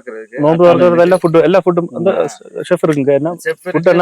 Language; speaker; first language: Tamil; native; Tamil